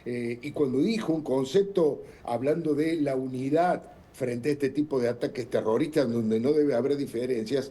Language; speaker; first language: Spanish; native; Spanish